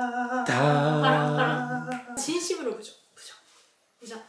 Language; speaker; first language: Korean; non-native, learner; Japanese